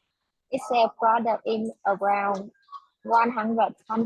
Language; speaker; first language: English; non-native, learner; Vietnamese